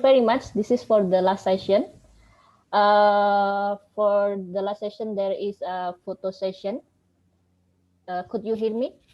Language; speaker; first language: English; non-native, learner; Indonesian